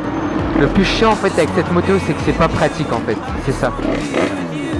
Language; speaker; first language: French; native; French